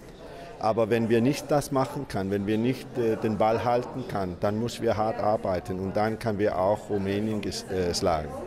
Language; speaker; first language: German; non-native, fluent; Danish